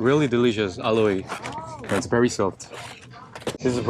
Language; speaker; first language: English; non-native, fluent; Korean